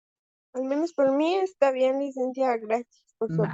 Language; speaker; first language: Spanish; native; Spanish